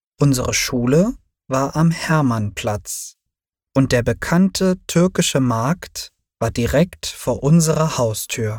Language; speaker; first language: German; early bilingual, other home language; Turkish